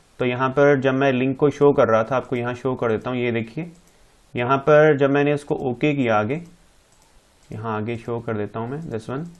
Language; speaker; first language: Hindi; non-native, local second language; Punjabi